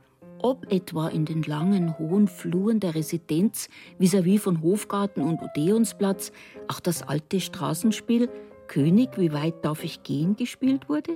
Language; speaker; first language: German; native; German